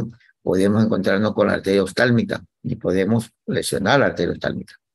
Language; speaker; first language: Spanish; native; Spanish